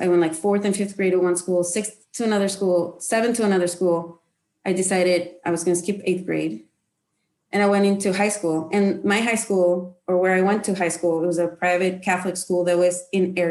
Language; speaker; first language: English; non-native, fluent; Spanish